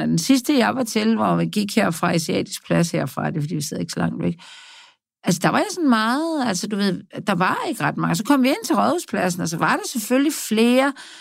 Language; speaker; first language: Danish; native; Danish